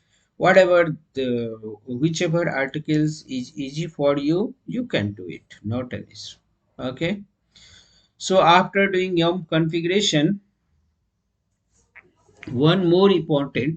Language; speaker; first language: English; non-native, local second language; Hindi